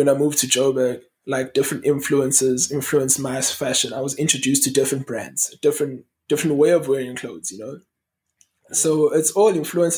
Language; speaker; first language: English; native; English